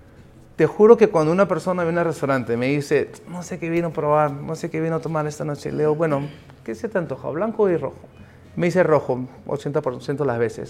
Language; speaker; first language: Spanish; early bilingual, heritage; Spanish